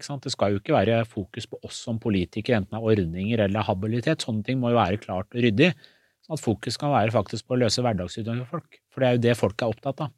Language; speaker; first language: Norwegian; early bilingual, other home language; Persian